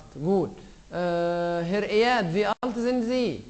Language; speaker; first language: German; non-native, fluent; Arabic